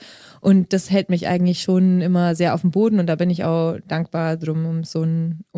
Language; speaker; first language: German; native; German